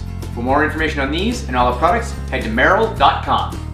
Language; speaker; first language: English; native; English